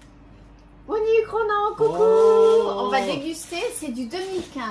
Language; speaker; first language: French; native; French